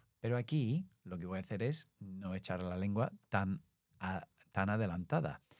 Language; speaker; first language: Spanish; non-native, fluent; English